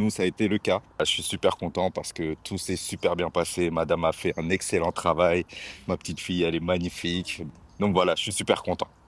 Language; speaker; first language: French; native; French